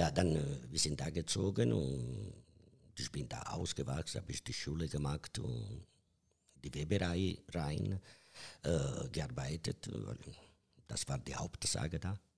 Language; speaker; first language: German; non-native, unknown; Italian